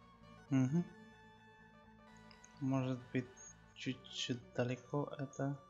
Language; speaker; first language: Russian; non-native, learner; Spanish